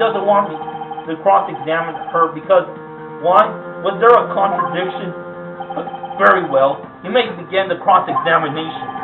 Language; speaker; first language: English; native; English